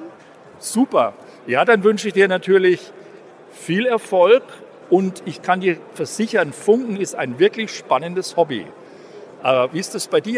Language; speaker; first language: German; native; German